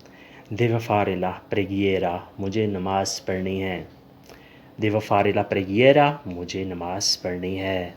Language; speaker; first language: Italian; non-native, learner; Urdu